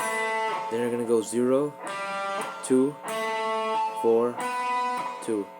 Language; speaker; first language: English; native; English